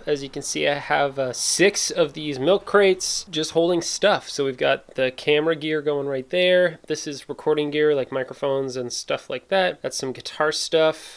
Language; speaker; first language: English; native; English